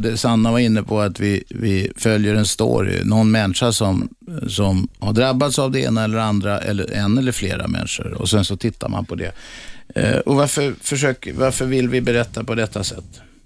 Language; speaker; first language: Swedish; native; Swedish